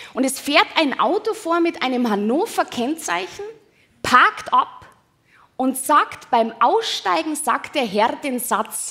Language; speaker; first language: German; native; German